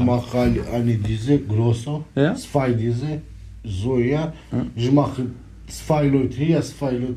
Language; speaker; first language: German; non-native, learner; Romanian